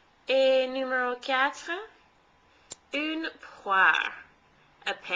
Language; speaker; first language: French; non-native, fluent; English